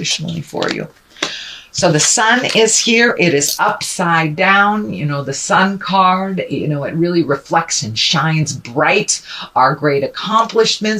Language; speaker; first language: English; native; English